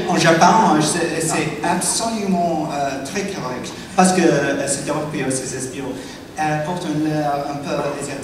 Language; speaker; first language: French; non-native, learner; English